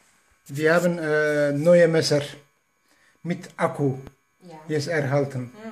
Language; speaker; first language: German; non-native, learner; Turkish